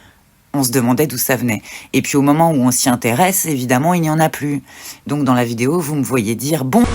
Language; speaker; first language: French; native; French